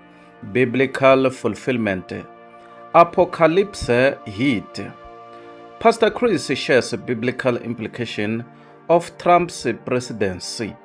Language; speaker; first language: English; non-native, local second language; Tsonga